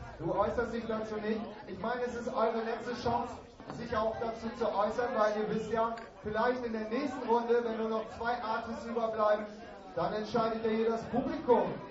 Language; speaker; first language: German; native; German